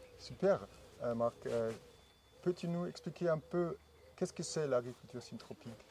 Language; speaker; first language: French; non-native, fluent; German